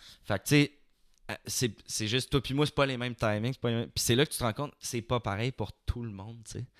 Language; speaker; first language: French; native; French